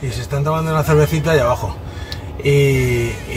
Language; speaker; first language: Spanish; native; Spanish